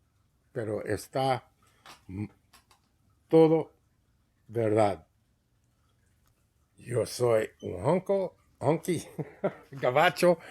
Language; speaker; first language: Spanish; non-native, learner; English